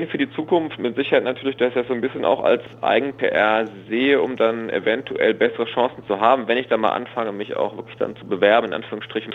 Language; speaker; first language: German; native; German